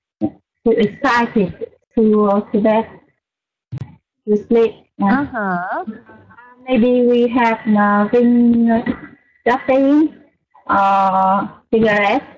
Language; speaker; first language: English; non-native, learner; Vietnamese